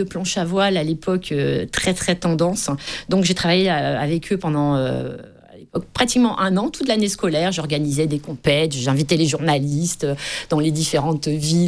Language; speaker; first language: French; native; French